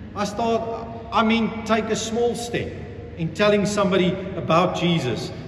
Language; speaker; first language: English; non-native, local second language; Afrikaans